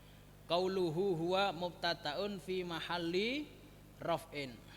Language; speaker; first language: Arabic; non-native, fluent; Javanese